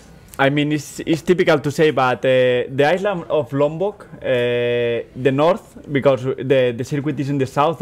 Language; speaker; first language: English; non-native, fluent; Spanish